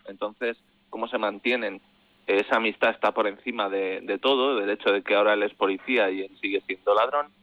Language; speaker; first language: Spanish; native; Spanish